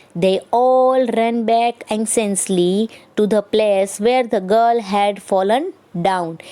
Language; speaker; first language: English; non-native, local second language; Gujarati